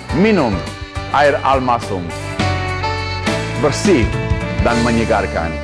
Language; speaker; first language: Indonesian; non-native, fluent; English